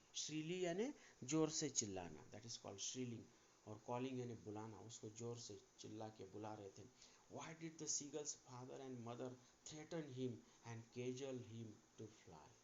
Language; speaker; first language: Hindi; non-native, local second language; Marathi